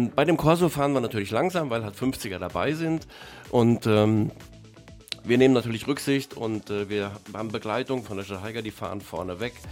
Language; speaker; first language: German; native; German